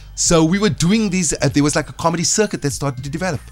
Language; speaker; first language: English; native; English